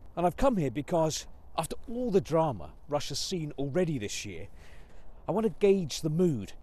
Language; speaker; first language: English; native; English